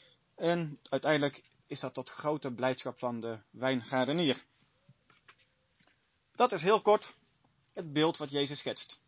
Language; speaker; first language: Dutch; native; Dutch